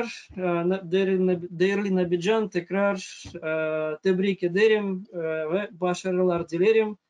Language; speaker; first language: Turkish; non-native, fluent; Russian